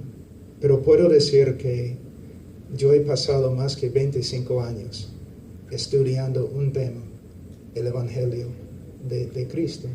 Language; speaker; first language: Spanish; non-native, fluent; English